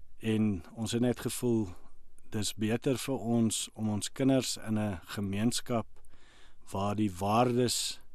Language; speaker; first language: Afrikaans; native; Afrikaans